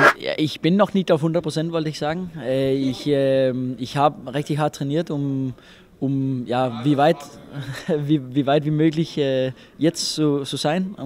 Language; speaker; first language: German; non-native, fluent; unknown